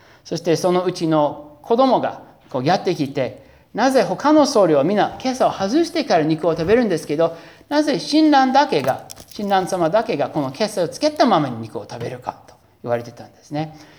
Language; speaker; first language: Japanese; non-native, fluent; English